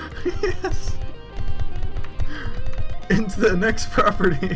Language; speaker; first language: English; native; English